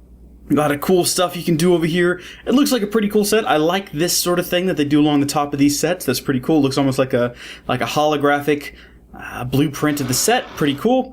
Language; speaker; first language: English; native; English